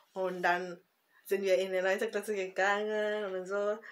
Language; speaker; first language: German; non-native, learner; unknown